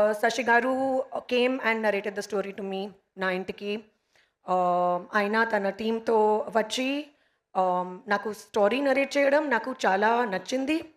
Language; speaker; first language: Telugu; non-native, learner; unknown